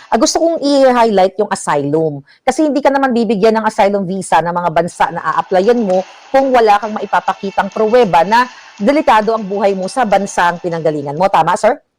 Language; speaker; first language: Filipino; native; Filipino